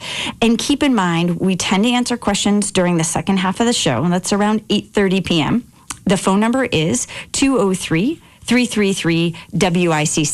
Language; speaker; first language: English; native; English